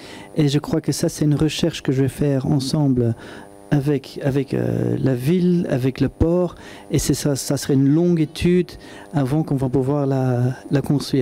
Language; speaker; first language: French; non-native, local second language; Dutch